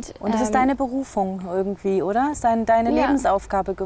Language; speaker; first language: German; native; German